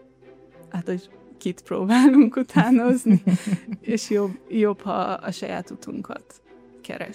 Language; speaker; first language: Hungarian; early bilingual, heritage; Hungarian